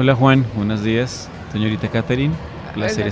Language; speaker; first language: Spanish; native; Spanish